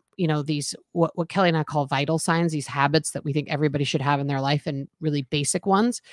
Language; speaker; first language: English; native; English